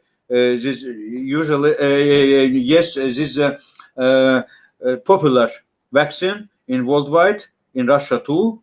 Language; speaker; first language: English; non-native, learner; Russian